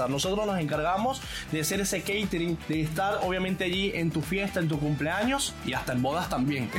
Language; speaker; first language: Spanish; native; Spanish